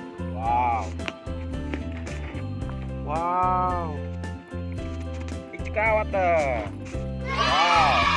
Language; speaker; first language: English; non-native, learner; Khmer